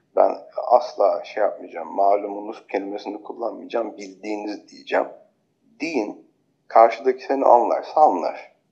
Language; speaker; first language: Turkish; native; Turkish